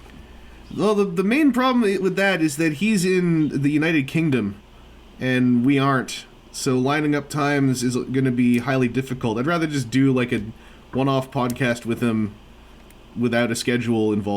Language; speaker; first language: English; native; English